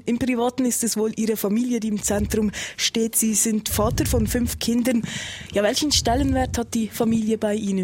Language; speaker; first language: German; native; German